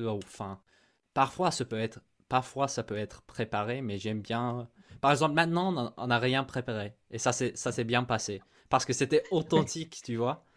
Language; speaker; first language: French; non-native, fluent; English